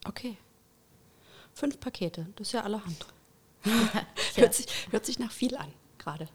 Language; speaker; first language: German; native; German